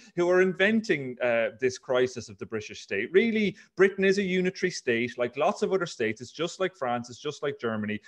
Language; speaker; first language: English; native; English